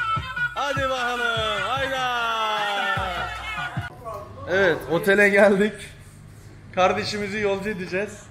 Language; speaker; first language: Turkish; native; Turkish